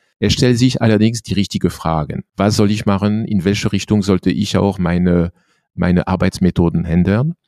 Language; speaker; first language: German; non-native, fluent; French